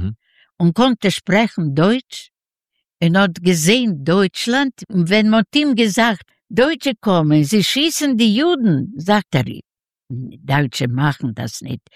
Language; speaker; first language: German; non-native, learner; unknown